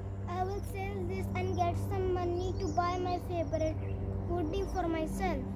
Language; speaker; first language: English; non-native, learner; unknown